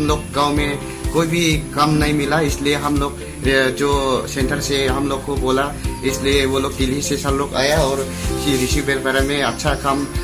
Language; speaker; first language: Hindi; non-native, local second language; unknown